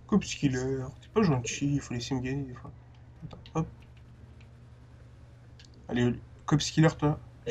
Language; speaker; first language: French; native; French